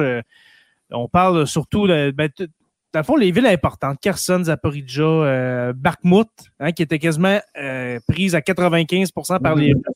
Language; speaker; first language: French; native; French